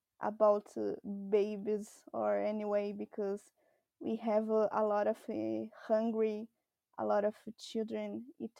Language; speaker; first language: English; non-native, learner; Portuguese